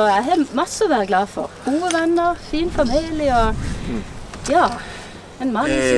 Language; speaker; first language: Norwegian; native; Norwegian